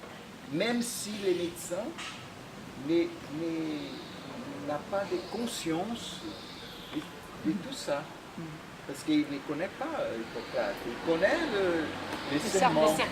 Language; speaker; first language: French; non-native, fluent; Portuguese